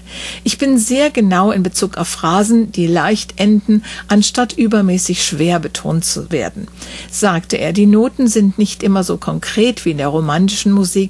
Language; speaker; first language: German; native; German